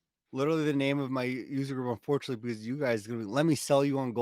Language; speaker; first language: English; native; English